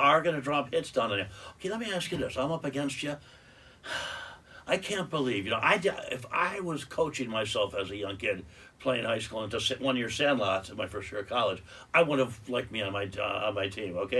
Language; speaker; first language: English; native; English